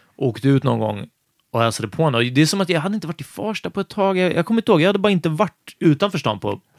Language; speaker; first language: Swedish; native; Swedish